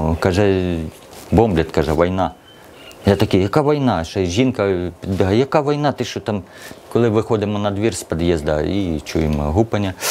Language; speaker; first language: Ukrainian; early bilingual, other home language; Russian